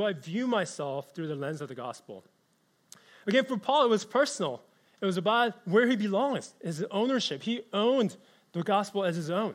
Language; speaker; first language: English; early bilingual, other home language; Korean